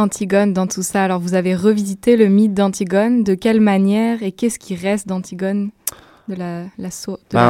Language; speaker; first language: French; native; French